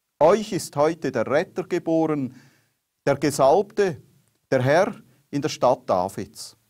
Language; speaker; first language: German; native; German